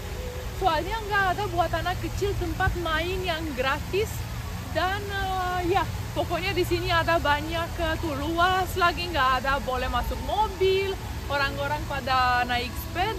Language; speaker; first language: Indonesian; non-native, fluent; Romanian